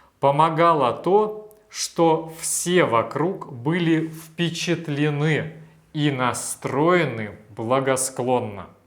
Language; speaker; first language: Russian; native; Russian